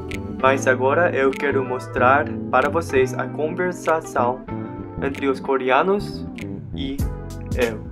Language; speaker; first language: Portuguese; non-native, learner; English